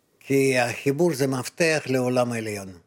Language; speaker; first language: Hebrew; non-native, fluent; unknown